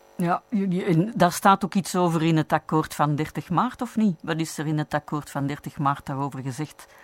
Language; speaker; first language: Dutch; native; Dutch